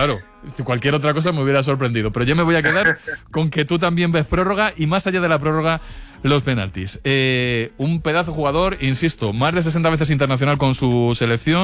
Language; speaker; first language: Spanish; native; Spanish